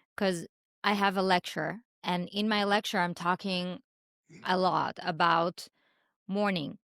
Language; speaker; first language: English; non-native, fluent; Hebrew